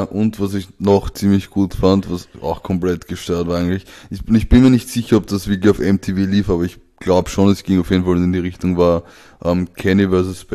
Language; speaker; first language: German; native; German